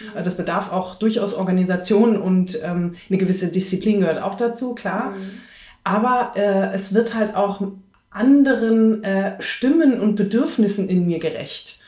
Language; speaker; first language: German; native; German